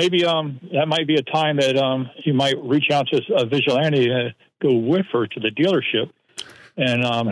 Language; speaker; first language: English; native; English